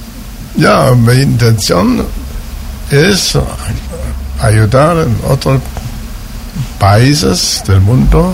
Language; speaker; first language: Spanish; non-native, learner; German